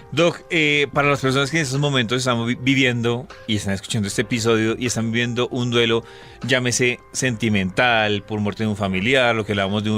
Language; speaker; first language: Spanish; native; Spanish